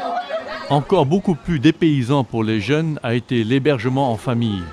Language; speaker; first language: French; native; French